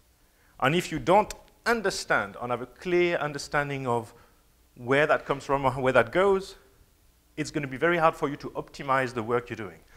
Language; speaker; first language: English; non-native, fluent; French